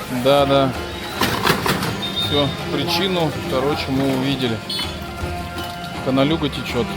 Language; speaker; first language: Russian; native; Russian